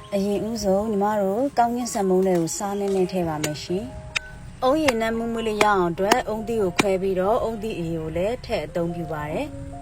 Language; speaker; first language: Burmese; native; Burmese